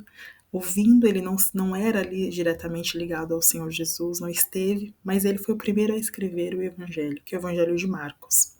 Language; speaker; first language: Portuguese; native; Portuguese